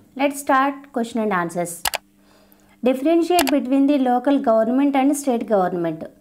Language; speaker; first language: English; non-native, local second language; Telugu